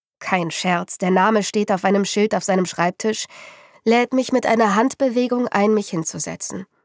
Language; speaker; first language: German; native; German